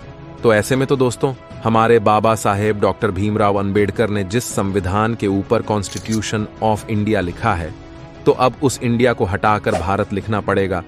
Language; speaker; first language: Hindi; native; Hindi